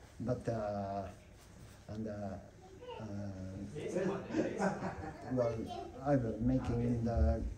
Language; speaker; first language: English; non-native, learner; Japanese